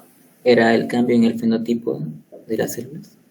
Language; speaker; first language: Spanish; native; Spanish